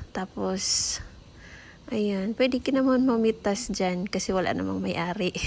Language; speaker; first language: Filipino; non-native, local second language; Cebuano